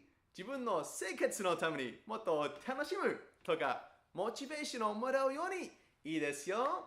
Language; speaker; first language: Japanese; non-native, fluent; English